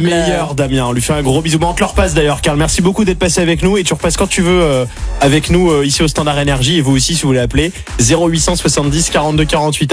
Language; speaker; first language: French; native; French